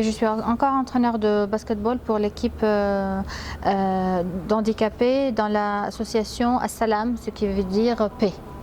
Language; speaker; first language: French; non-native, fluent; Arabic